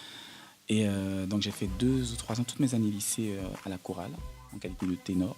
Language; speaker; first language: French; native; French